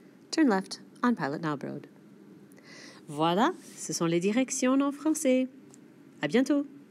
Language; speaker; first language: French; non-native, fluent; English